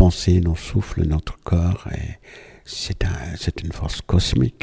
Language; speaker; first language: French; non-native, fluent; Malayalam